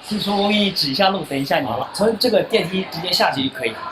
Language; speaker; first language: Chinese; native; Chinese